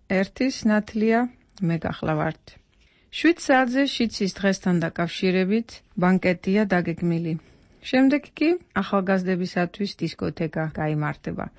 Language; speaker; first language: Georgian; non-native, fluent; Dutch